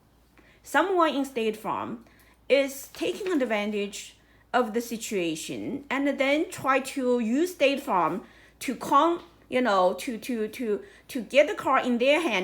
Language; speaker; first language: English; non-native, fluent; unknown